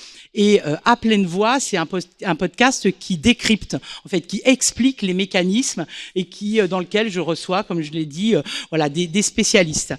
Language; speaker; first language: French; native; French